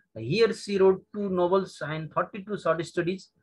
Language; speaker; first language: English; non-native, local second language; Nepali